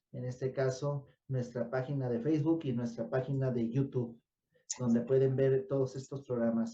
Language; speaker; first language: Spanish; native; Spanish